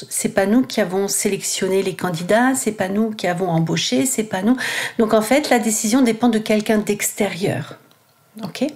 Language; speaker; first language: French; native; French